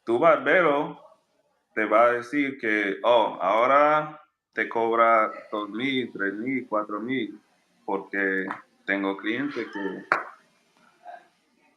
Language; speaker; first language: Spanish; non-native, learner; English